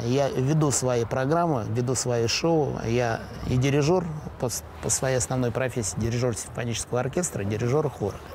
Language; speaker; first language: Russian; native; Russian